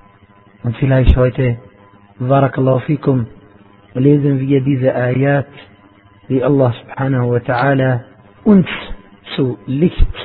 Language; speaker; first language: German; non-native, fluent; Arabic